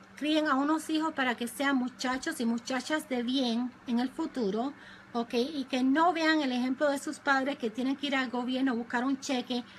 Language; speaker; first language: Spanish; early bilingual, other home language; English